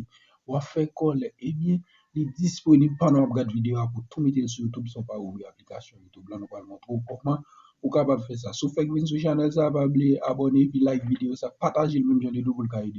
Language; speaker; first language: French; non-native, learner; Haitian Creole